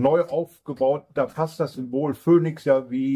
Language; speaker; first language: German; native; German